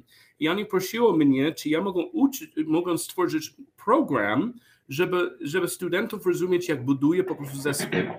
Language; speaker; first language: Polish; non-native, learner; English